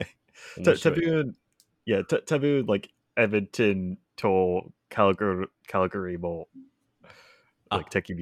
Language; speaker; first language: Japanese; non-native, learner; English